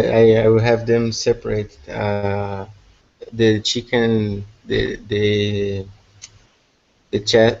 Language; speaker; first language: English; non-native, learner; Portuguese